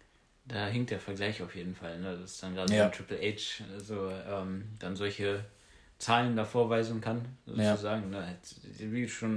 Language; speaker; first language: German; native; German